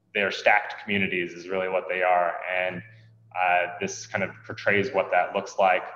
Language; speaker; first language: English; native; English